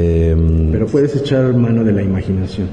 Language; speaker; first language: Spanish; native; Spanish